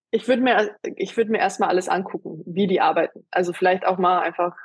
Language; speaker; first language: German; early bilingual, other home language; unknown